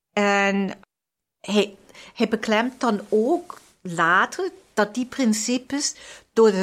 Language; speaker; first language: Dutch; non-native, fluent; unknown